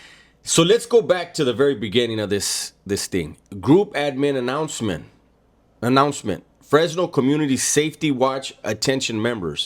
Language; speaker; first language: English; native; English